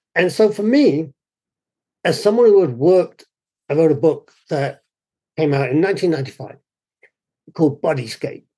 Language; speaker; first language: English; native; English